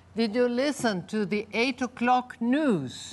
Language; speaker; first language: English; non-native, fluent; Portuguese